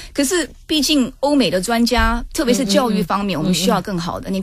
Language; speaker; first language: Chinese; early bilingual, heritage; Chinese